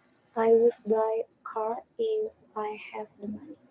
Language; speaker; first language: English; non-native, learner; Indonesian